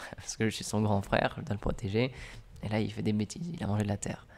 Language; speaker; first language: French; native; French